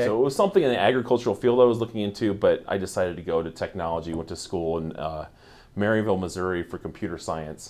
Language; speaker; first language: English; native; English